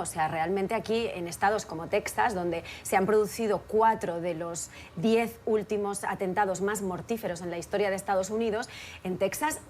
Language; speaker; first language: Spanish; native; Spanish